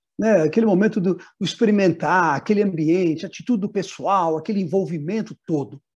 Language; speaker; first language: Portuguese; native; Portuguese